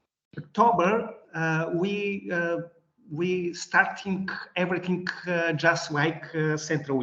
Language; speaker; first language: English; non-native, learner; Bulgarian